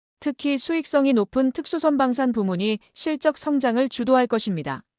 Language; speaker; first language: Korean; native; Korean